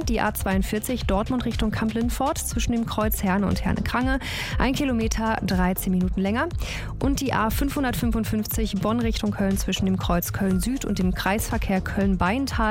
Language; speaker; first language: German; native; German